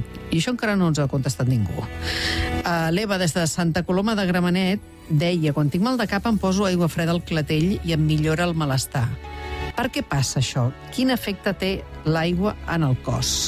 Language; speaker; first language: Catalan; native; Catalan